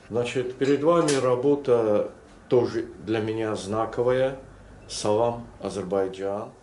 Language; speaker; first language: Russian; non-native, local second language; Azerbaijani